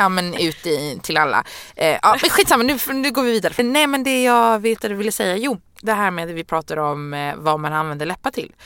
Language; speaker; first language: Swedish; native; Swedish